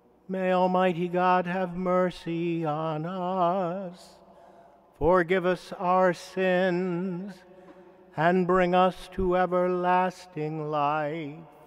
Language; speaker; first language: English; native; English